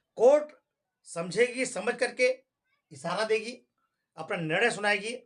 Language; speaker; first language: Hindi; native; Hindi